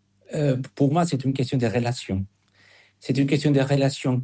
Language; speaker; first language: French; non-native, fluent; Spanish